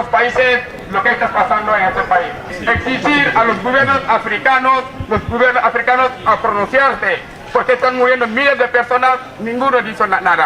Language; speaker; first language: Spanish; non-native, fluent; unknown